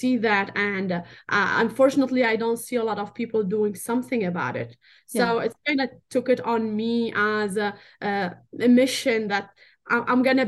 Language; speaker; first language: English; non-native, fluent; Arabic